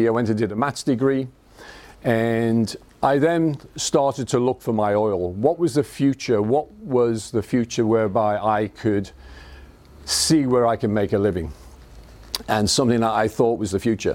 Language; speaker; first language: English; native; English